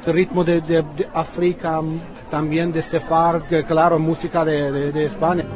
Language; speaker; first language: Spanish; non-native, learner; Persian